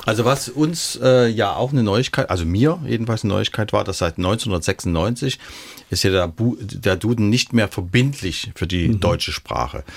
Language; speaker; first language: German; native; German